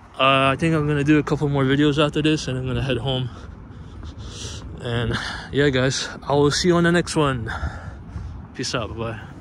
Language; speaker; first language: English; native; English